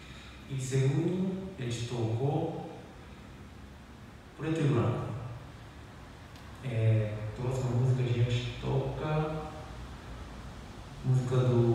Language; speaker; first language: Portuguese; non-native, fluent; Japanese